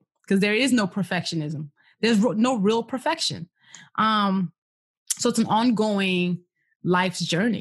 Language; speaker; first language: English; non-native, local second language; Yoruba